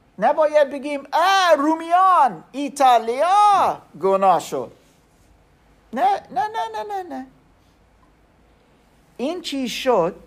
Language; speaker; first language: Persian; non-native, learner; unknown